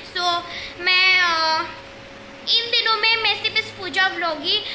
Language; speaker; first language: Hindi; non-native, local second language; Assamese